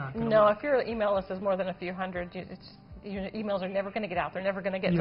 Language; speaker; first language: English; native; English